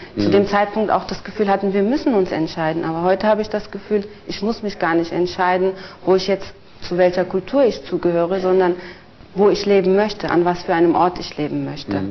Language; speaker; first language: German; early bilingual, other home language; Turkish